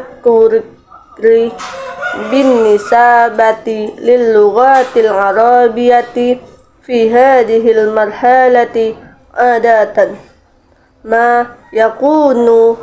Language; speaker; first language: Arabic; non-native, learner; Indonesian